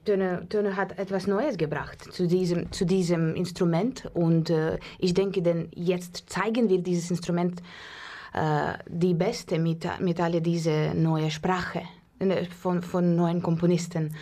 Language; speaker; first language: German; non-native, learner; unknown